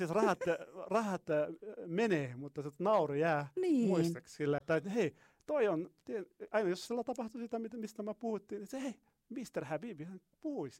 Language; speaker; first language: Finnish; non-native, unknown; Arabic